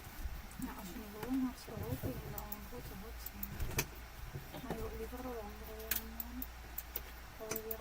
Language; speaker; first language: Dutch; native; Dutch